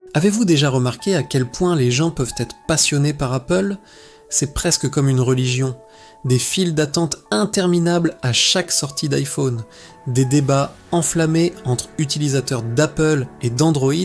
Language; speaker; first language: French; native; French